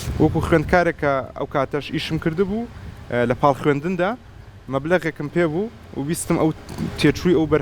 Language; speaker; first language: Central Kurdish; early bilingual, heritage; Central Kurdish